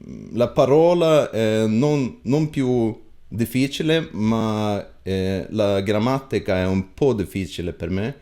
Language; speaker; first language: Italian; non-native, learner; Swedish